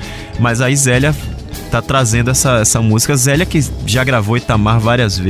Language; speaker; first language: Portuguese; native; Portuguese